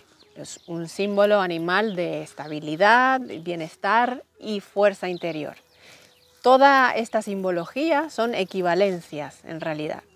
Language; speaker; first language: Spanish; native; Spanish